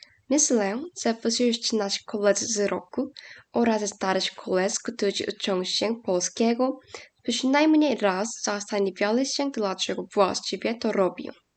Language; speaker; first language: Polish; non-native, learner; Korean